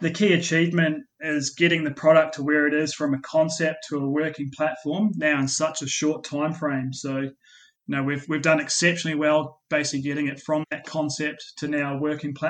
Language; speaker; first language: English; native; English